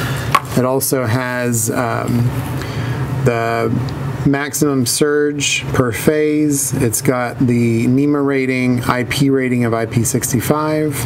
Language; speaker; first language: English; native; English